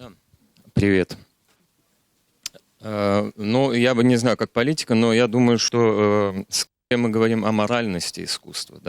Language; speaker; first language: Russian; native; Russian